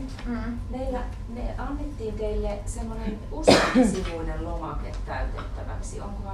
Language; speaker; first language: Finnish; native; Finnish